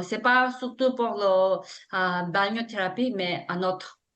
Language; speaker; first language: French; non-native, learner; Tibetan